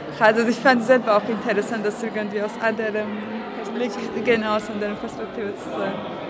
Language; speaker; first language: German; non-native, fluent; Georgian